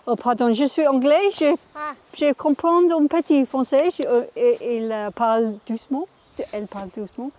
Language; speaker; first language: French; non-native, learner; English